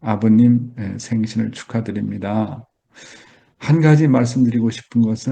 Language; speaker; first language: Korean; native; Korean